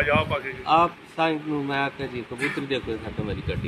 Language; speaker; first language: Hindi; non-native, local second language; Punjabi